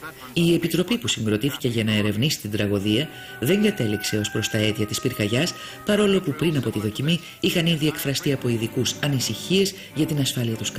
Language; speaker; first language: Greek; native; Greek